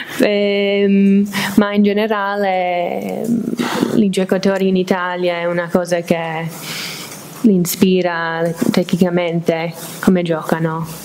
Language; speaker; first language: Italian; non-native, fluent; English